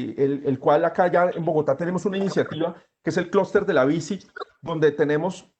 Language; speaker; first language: Spanish; native; Spanish